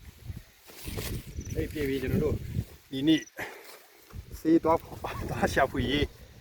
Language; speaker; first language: Burmese; non-native, local second language; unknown